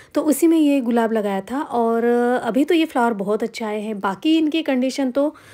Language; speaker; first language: Hindi; non-native, local second language; Marathi